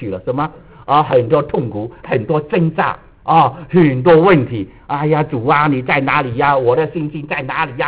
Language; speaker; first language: Chinese; native; Chinese